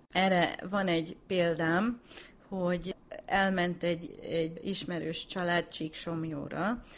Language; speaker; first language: Hungarian; early bilingual, heritage; English